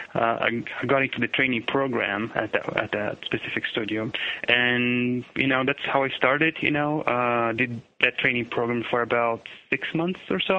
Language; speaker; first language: English; non-native, fluent; Portuguese